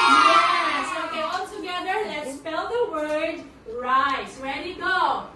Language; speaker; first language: English; non-native, fluent; Filipino